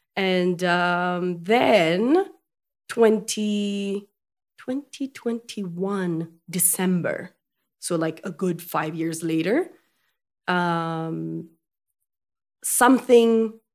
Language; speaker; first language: English; non-native, fluent; French